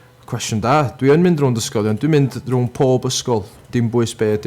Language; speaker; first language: Welsh; native; Welsh